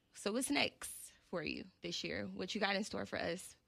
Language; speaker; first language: English; native; English